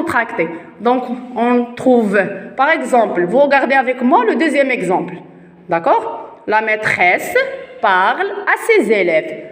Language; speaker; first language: French; non-native, local second language; Arabic